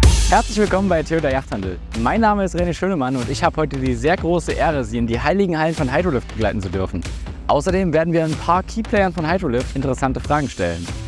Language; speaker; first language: German; native; German